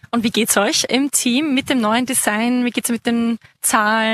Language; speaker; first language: German; native; German